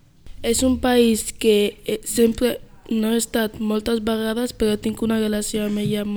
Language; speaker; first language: Catalan; early bilingual, other home language; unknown